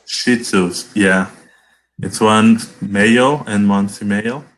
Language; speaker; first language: English; non-native, learner; Portuguese